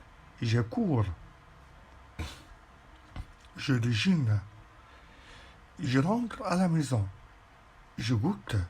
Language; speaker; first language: French; non-native, fluent; Arabic